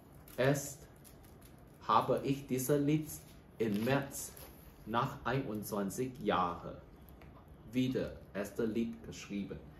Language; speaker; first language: German; non-native, learner; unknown